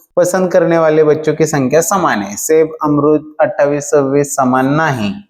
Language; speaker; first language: Hindi; non-native, local second language; Marathi